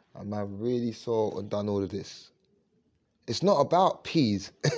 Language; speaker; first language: English; native; English